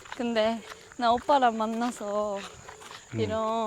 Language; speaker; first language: Korean; non-native, learner; Japanese